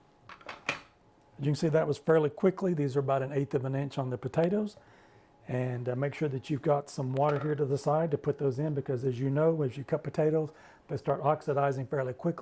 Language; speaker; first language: English; native; English